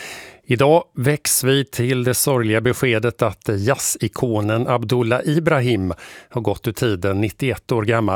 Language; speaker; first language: Swedish; native; Swedish